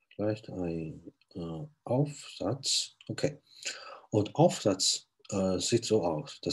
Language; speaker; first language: German; non-native, fluent; Chinese